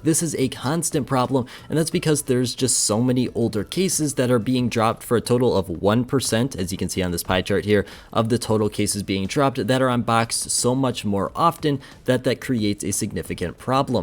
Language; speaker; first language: English; native; English